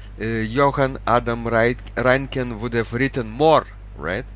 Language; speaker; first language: English; non-native, fluent; Lithuanian